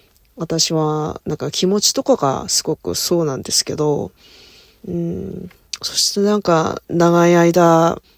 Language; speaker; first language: Japanese; non-native, learner; Korean